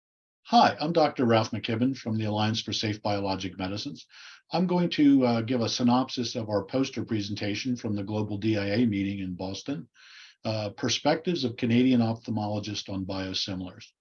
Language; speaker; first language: English; native; English